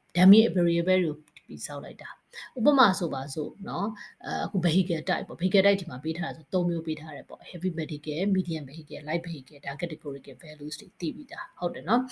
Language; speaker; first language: Burmese; native; Burmese